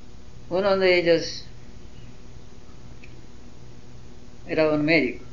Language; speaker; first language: Spanish; non-native, learner; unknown